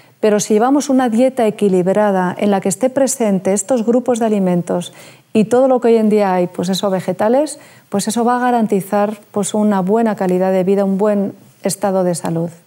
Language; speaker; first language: Spanish; native; Spanish